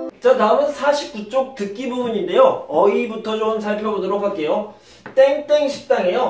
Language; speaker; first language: Korean; native; Korean